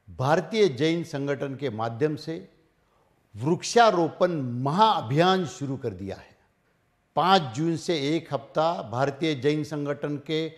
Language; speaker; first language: Hindi; non-native, local second language; Marathi